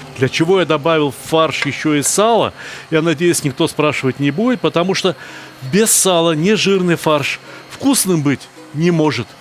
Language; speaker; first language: Russian; native; Russian